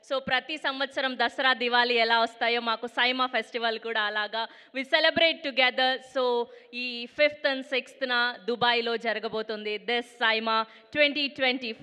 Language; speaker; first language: Telugu; native; Telugu